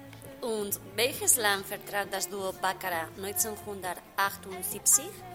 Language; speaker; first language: German; non-native, learner; Spanish